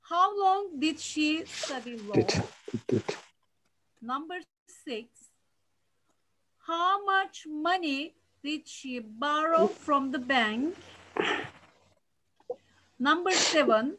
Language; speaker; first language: English; non-native, fluent; Turkish